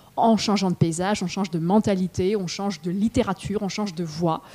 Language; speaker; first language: French; non-native, fluent; Russian